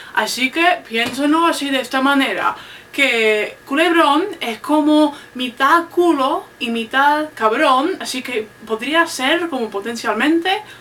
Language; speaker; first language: Spanish; non-native, fluent; English